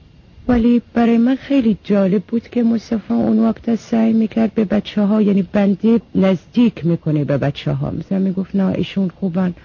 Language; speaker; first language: Persian; non-native, fluent; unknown